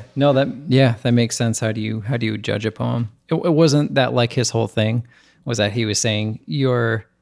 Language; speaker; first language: English; native; English